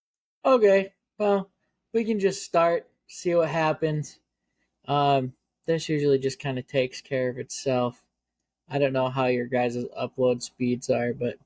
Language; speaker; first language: English; native; English